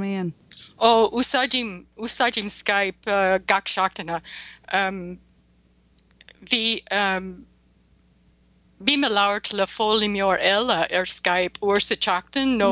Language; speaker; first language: Irish; non-native, learner; English